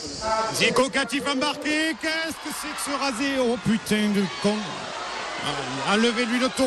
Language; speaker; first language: French; native; French